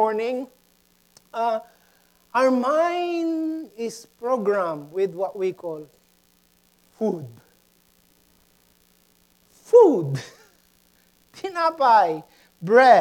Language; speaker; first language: English; non-native, local second language; Pampanga